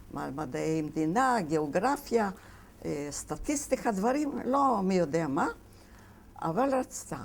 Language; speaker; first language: Hebrew; non-native, fluent; Yiddish